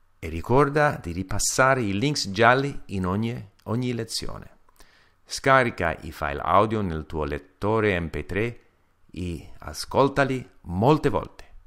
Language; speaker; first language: Italian; non-native, fluent; English